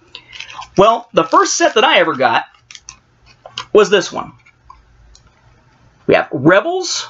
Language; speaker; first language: English; native; English